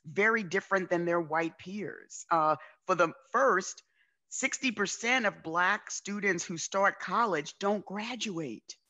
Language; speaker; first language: English; native; English